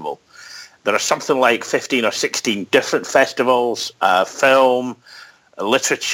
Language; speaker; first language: English; native; English